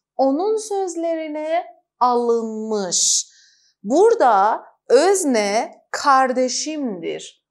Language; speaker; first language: Turkish; non-native, fluent; Persian